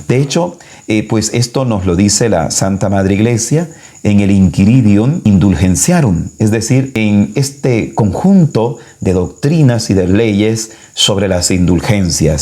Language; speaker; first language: Spanish; native; Spanish